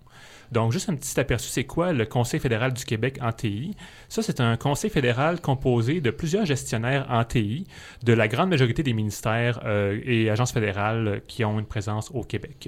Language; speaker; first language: French; native; French